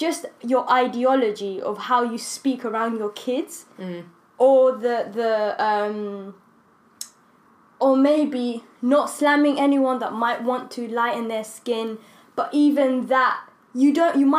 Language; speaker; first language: English; non-native, local second language; Kinyarwanda